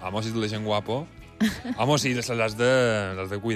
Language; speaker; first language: Catalan; native; Catalan